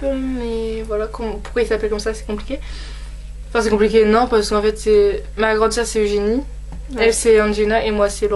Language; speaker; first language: French; native; French